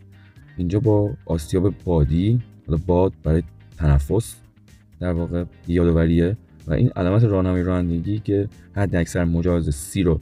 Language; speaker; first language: Persian; native; Persian